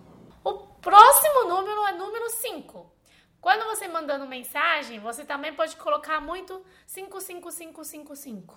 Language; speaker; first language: Portuguese; non-native, fluent; Chinese